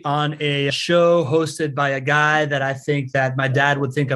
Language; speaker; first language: English; early bilingual, other home language; Spanish